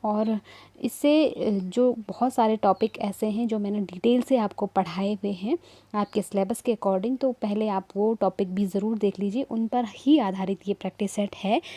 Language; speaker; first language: Hindi; native; Hindi